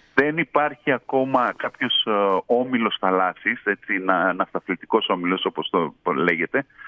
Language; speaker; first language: Greek; native; Greek